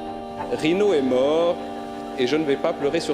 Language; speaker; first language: French; native; French